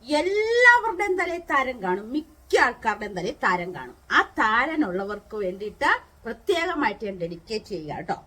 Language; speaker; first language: Malayalam; native; Malayalam